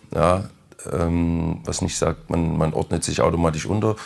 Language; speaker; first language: German; native; German